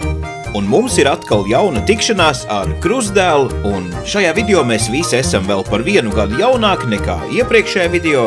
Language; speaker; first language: Latvian; native; Latvian